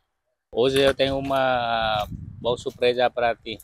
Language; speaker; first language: Portuguese; non-native, learner; Vietnamese